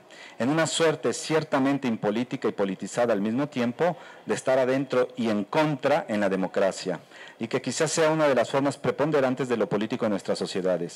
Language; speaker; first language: Spanish; native; Spanish